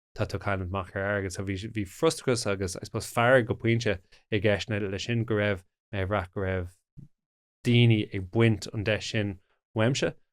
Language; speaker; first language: Irish; non-native, local second language; English